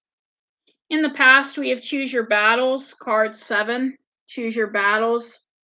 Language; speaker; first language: English; native; English